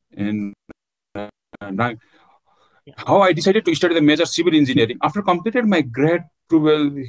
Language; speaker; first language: English; non-native, local second language; Nepali